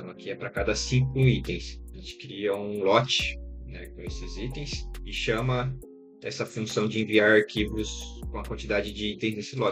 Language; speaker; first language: Portuguese; native; Portuguese